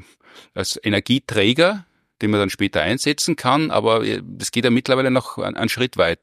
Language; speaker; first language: German; native; German